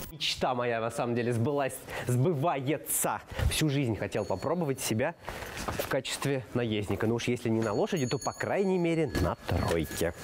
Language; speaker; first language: Russian; native; Russian